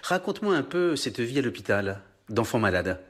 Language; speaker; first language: French; native; French